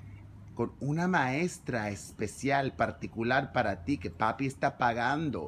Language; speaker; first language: Spanish; early bilingual, other home language; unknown